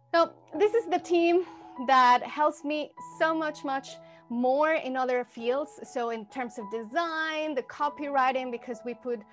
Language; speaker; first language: English; non-native, fluent; Spanish